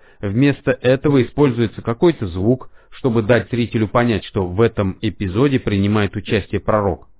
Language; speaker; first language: Russian; non-native, fluent; Arabic